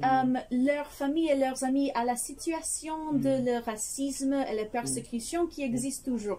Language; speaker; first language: French; non-native, fluent; English